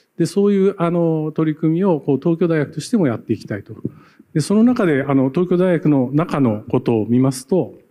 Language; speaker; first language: Japanese; native; Japanese